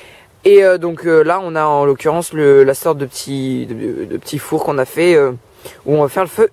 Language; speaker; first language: French; native; French